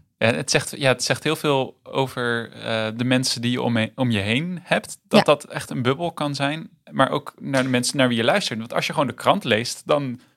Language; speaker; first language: Dutch; native; Dutch